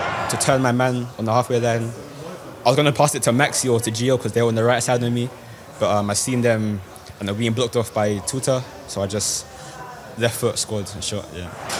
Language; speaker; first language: English; native; English